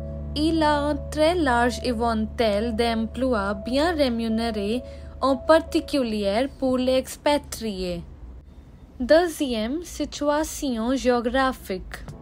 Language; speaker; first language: French; non-native, learner; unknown